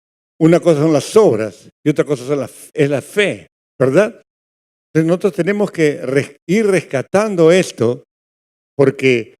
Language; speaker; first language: Spanish; native; Spanish